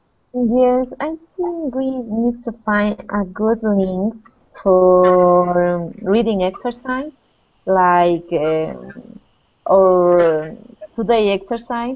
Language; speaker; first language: English; non-native, learner; Spanish